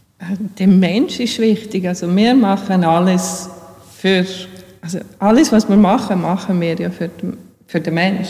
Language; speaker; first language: German; early bilingual, other home language; Bosnian